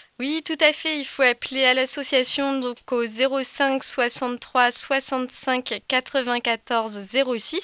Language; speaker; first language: French; native; French